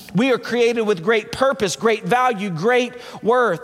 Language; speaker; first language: English; native; English